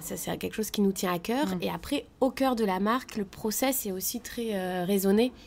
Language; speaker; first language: French; native; French